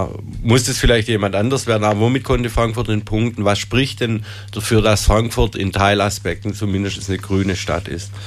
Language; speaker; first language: German; native; German